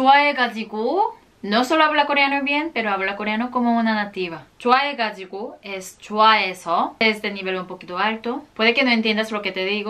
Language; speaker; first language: Spanish; non-native, fluent; Korean